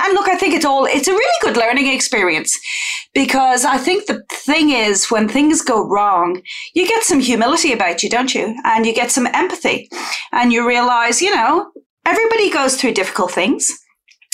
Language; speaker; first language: English; native; English